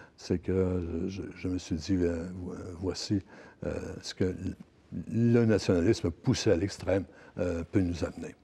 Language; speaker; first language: French; native; French